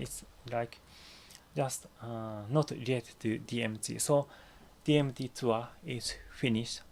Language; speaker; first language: English; non-native, learner; Japanese